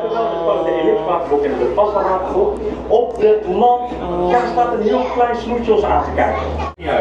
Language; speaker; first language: Dutch; native; Dutch